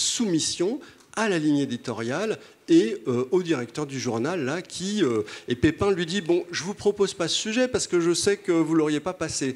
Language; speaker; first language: French; native; French